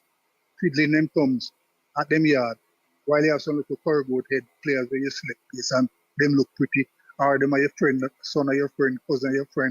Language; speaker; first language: English; non-native, local second language; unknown